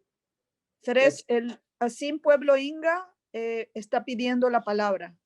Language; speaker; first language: Spanish; native; Spanish